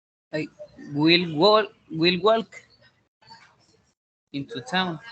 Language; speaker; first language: English; non-native, learner; Spanish